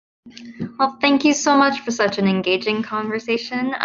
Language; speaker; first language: English; native; English